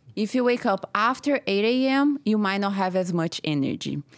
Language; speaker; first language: English; non-native, fluent; Portuguese